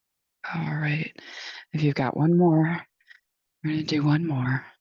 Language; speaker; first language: English; native; English